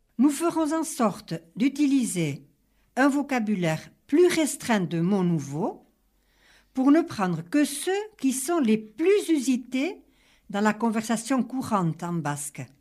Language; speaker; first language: French; native; French